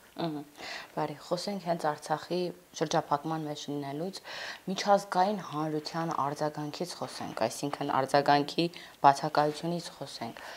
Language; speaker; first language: Armenian; native; Armenian